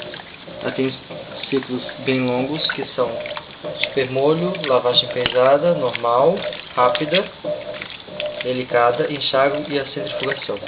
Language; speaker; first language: Portuguese; native; Portuguese